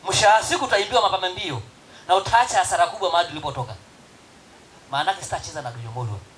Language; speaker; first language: Swahili; non-native, local second language; Masai